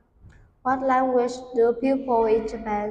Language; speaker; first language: English; non-native, learner; Vietnamese